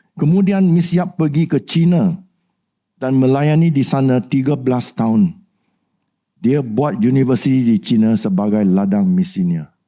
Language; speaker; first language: Malay; non-native, local second language; Chinese